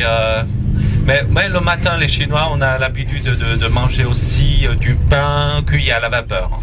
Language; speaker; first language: French; non-native, fluent; Chinese